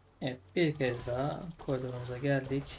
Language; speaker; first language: Turkish; native; Turkish